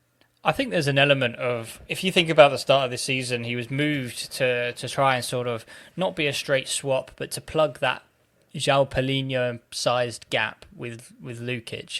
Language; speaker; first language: English; native; English